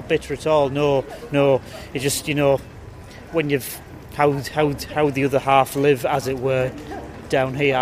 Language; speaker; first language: English; native; English